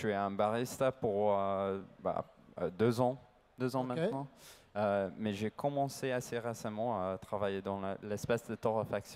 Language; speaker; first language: French; non-native, learner; English